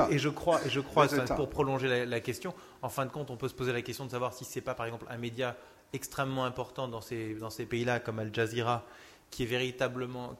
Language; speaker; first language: French; native; French